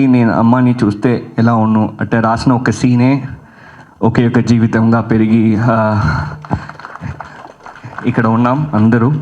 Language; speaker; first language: Telugu; early bilingual, heritage; Telugu